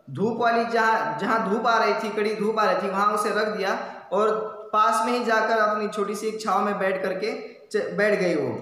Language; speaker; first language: Hindi; non-native, local second language; Marathi